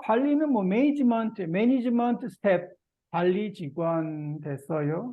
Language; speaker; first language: Korean; native; Korean